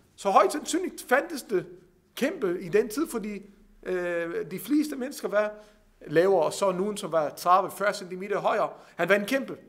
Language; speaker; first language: Danish; non-native, fluent; Hebrew